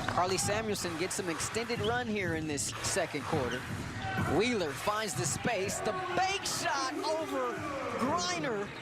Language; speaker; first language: English; native; English